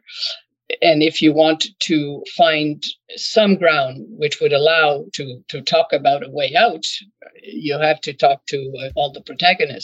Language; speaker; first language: English; non-native, fluent; French